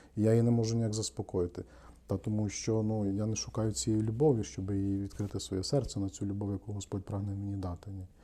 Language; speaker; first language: Ukrainian; native; Ukrainian